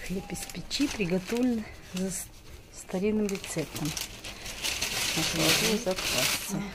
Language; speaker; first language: Russian; native; Russian